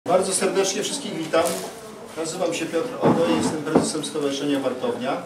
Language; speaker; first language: Polish; native; Polish